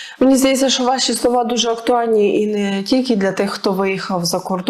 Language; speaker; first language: Ukrainian; native; Ukrainian